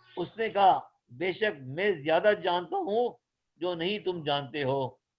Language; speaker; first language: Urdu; native; Urdu